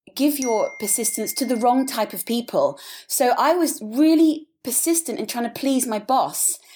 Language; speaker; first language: English; native; English